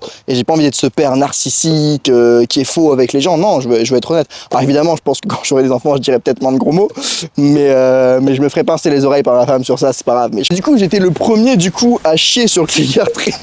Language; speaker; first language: French; native; French